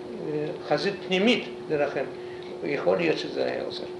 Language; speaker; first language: Hebrew; non-native, fluent; Polish